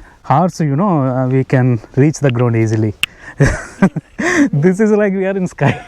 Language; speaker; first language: English; non-native, local second language; Telugu